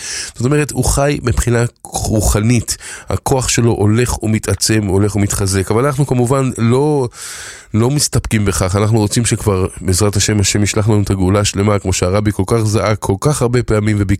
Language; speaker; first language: Hebrew; native; Hebrew